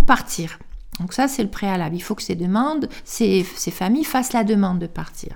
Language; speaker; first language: French; native; French